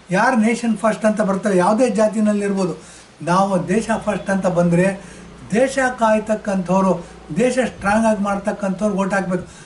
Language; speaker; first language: Kannada; native; Kannada